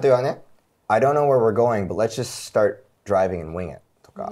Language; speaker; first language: English; native; English